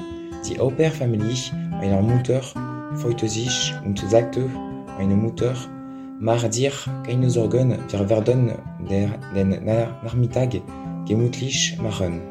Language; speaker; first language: German; non-native, learner; French